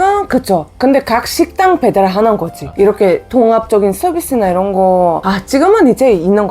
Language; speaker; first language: Korean; non-native, fluent; Bulgarian